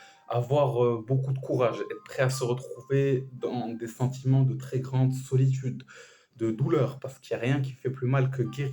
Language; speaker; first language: French; native; French